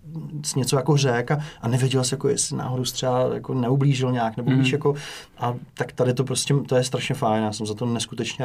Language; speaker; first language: Czech; native; Czech